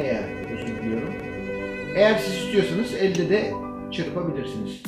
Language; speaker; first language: Turkish; native; Turkish